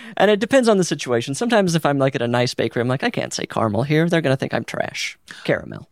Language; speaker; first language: English; native; English